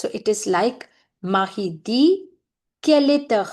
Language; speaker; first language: French; non-native, fluent; Hindi